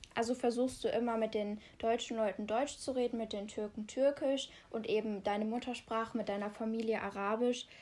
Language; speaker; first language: German; native; German